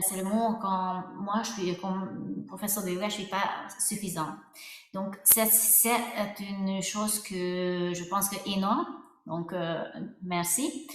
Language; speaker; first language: French; non-native, fluent; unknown